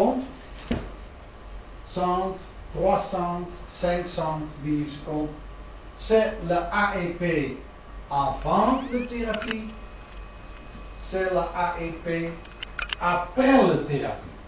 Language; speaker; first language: French; non-native, learner; Dutch